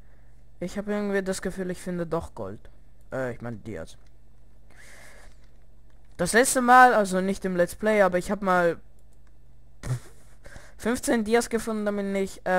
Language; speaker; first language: German; early bilingual, other home language; Russian